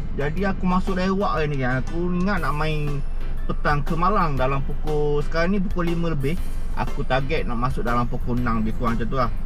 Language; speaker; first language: Malay; native; Malay